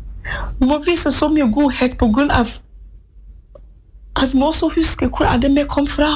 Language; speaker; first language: Norwegian; non-native, fluent; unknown